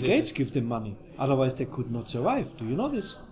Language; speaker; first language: English; non-native, fluent; German